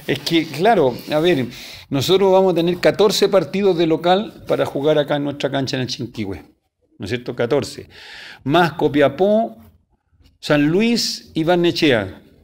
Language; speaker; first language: Spanish; native; Spanish